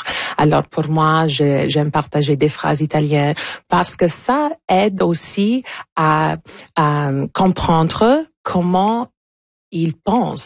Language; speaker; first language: French; non-native, fluent; Italian